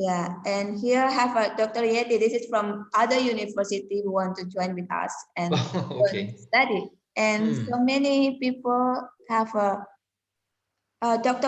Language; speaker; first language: English; non-native, learner; Indonesian